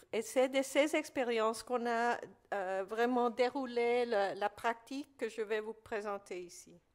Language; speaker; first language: French; non-native, fluent; Spanish